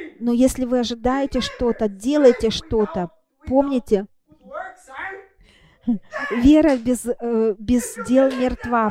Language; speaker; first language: Russian; non-native, fluent; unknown